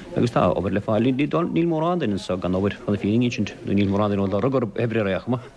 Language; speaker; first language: Irish; native; Irish